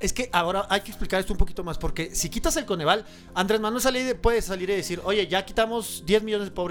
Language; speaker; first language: Spanish; native; Spanish